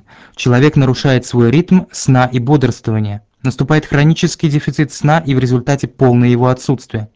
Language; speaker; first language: Russian; native; Russian